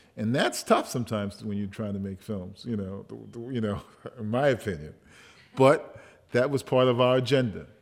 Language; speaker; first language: English; native; English